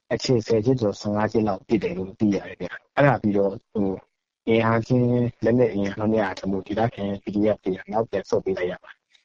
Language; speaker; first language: Burmese; native; Burmese